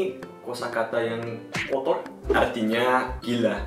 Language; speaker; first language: Indonesian; non-native, learner; Korean